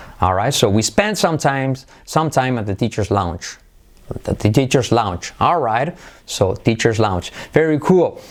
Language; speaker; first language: English; non-native, fluent; Spanish